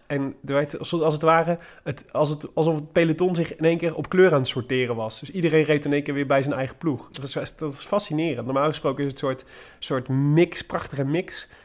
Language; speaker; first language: Dutch; native; Dutch